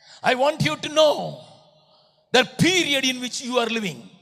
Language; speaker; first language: English; non-native, local second language; Tamil